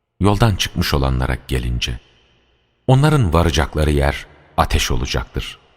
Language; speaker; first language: Turkish; native; Turkish